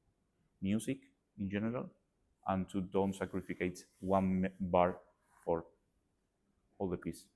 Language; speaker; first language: English; non-native, learner; Spanish